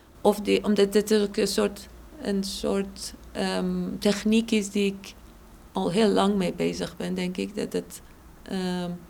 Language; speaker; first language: Dutch; non-native, fluent; Persian